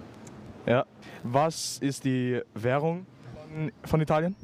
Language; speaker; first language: German; non-native, local second language; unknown